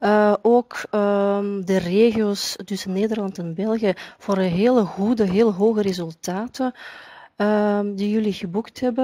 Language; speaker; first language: Dutch; non-native, fluent; Russian